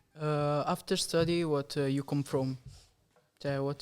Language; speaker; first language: English; non-native, learner; Italian